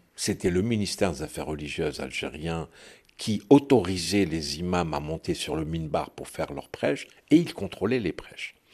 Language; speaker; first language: French; non-native, local second language; Arabic